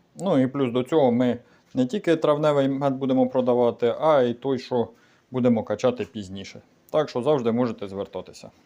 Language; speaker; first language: Ukrainian; native; Ukrainian